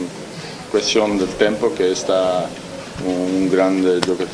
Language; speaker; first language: Italian; non-native, learner; Dutch